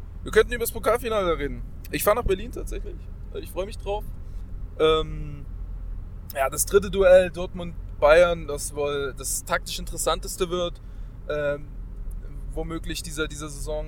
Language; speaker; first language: German; native; German